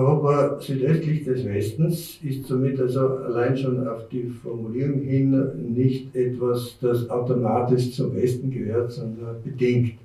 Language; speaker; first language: German; native; German